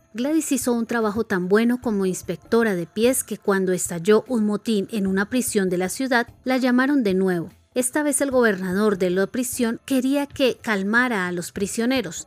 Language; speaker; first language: Spanish; native; Spanish